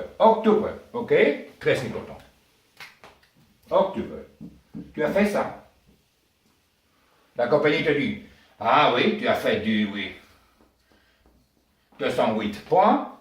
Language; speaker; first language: French; non-native, learner; Spanish